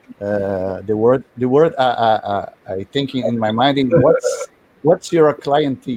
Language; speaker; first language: English; non-native, learner; Portuguese